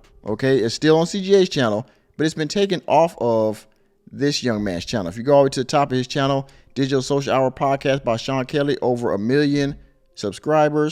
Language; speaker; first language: English; native; English